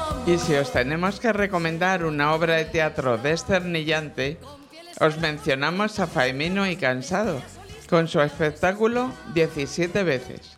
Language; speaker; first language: Spanish; native; Spanish